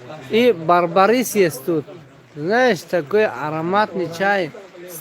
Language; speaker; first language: Russian; non-native, fluent; Tajik